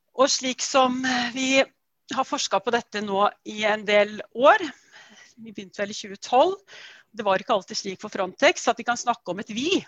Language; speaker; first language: Norwegian; native; Norwegian